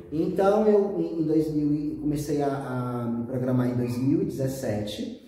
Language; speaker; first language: Portuguese; native; Portuguese